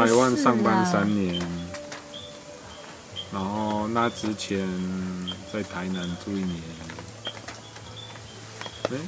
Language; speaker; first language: Chinese; non-native, fluent; English